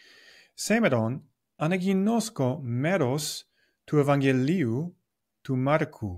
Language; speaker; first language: Greek; non-native, fluent; English